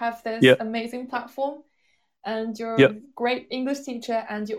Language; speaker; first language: English; non-native, fluent; Chinese